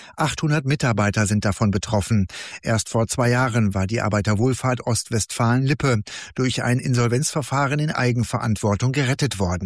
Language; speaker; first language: German; native; German